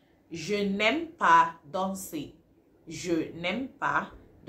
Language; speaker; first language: French; non-native, fluent; Igbo